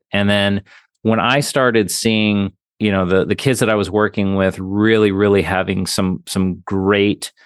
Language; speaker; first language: English; native; English